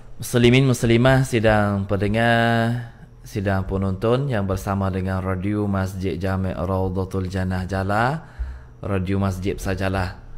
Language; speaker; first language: Malay; native; Malay